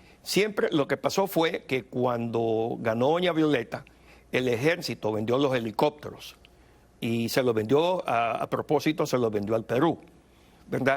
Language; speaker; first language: Spanish; native; Spanish